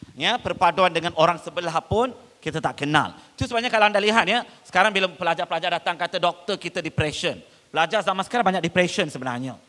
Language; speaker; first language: Malay; non-native, local second language; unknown